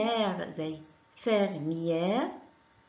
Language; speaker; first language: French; non-native, fluent; Arabic